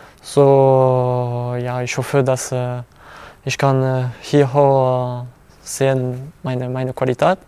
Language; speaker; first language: German; non-native, learner; French